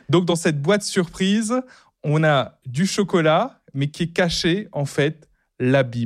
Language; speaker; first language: French; native; French